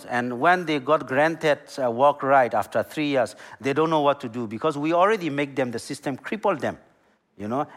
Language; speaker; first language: English; non-native, learner; Burmese